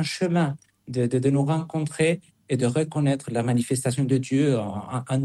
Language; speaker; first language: French; non-native, fluent; Spanish